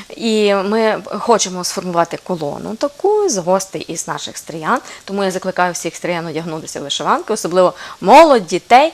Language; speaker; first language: Ukrainian; native; Ukrainian